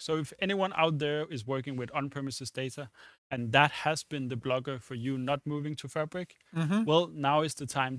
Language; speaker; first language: English; non-native, fluent; Danish